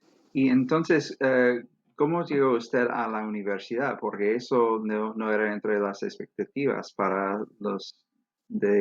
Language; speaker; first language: Spanish; non-native, fluent; English